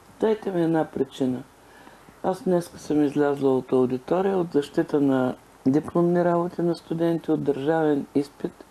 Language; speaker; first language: Bulgarian; native; Bulgarian